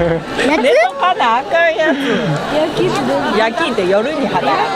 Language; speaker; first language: Japanese; native; Japanese